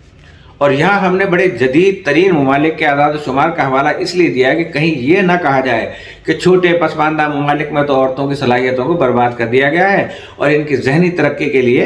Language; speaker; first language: Urdu; native; Urdu